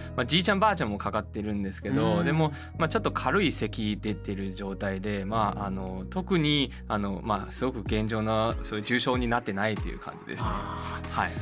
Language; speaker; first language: Japanese; non-native, fluent; Chinese